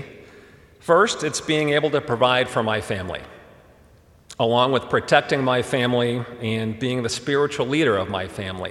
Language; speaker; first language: English; early bilingual, other home language; German